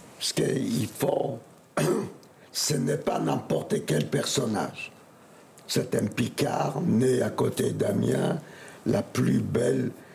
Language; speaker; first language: French; non-native, fluent; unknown